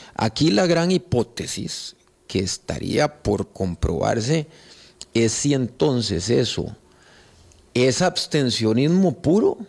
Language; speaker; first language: Spanish; native; Spanish